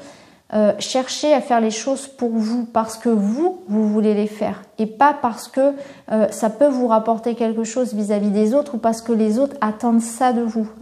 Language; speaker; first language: French; native; French